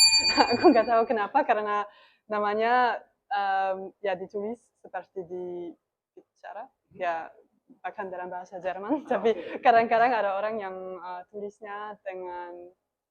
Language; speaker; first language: Indonesian; non-native, learner; German